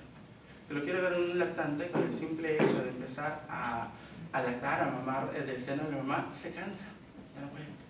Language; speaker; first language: Spanish; native; Spanish